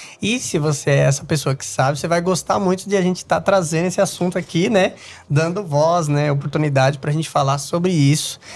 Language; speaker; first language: Portuguese; native; Portuguese